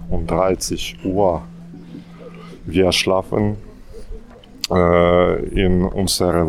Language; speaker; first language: German; non-native, learner; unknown